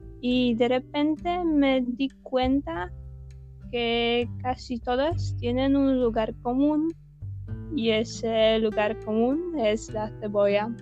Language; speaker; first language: Spanish; non-native, fluent; Polish